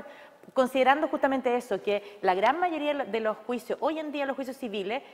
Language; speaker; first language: Spanish; native; Spanish